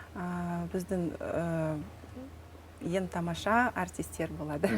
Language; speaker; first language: Kazakh; non-native, local second language; Russian